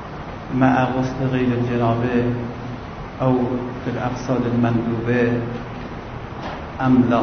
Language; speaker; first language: Arabic; non-native, fluent; Persian